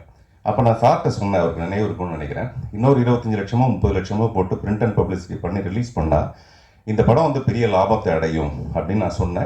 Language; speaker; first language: Tamil; native; Tamil